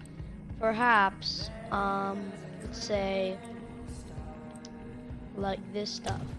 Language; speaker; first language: English; native; English